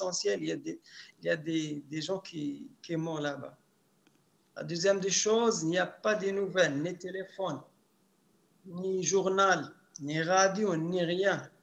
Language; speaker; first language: French; non-native, local second language; Arabic